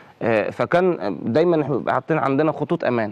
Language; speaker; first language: Arabic; native; Arabic